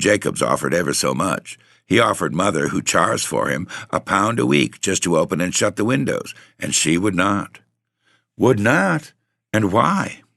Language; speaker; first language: English; native; English